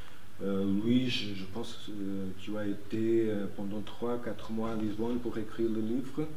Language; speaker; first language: French; non-native, fluent; Portuguese